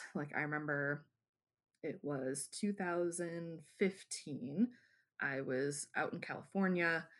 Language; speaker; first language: English; native; English